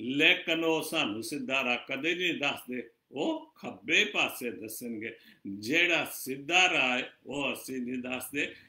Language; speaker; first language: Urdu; non-native, local second language; Punjabi